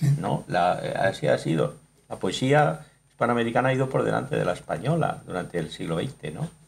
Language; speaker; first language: Spanish; native; Spanish